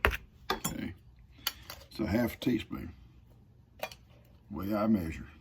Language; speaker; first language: English; native; English